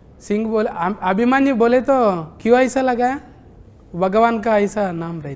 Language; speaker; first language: Hindi; non-native, local second language; Telugu